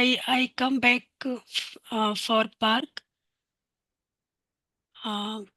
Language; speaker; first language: English; non-native, learner; Hindi